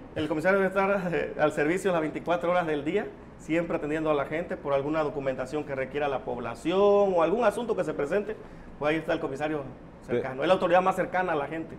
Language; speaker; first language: Spanish; native; Spanish